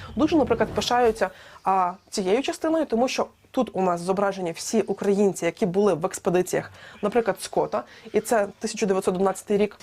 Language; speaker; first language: Ukrainian; native; Ukrainian